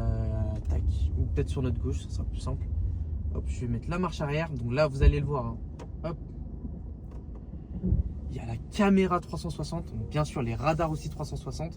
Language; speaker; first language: French; native; French